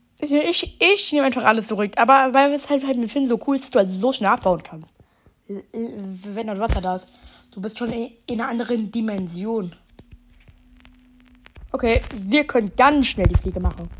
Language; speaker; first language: German; native; German